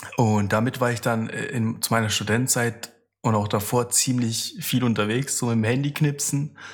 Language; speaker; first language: German; native; German